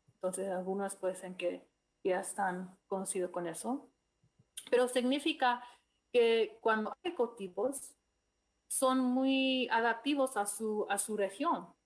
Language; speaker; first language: Spanish; non-native, fluent; English